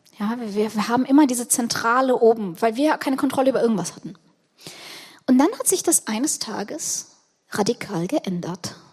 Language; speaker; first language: German; early bilingual, other home language; Russian